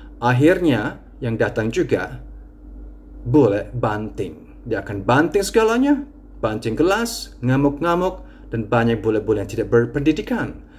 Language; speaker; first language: Indonesian; non-native, fluent; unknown